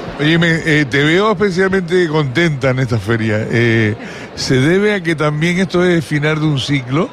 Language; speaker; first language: Spanish; native; Spanish